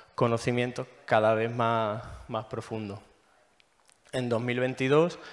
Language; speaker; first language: Spanish; native; Spanish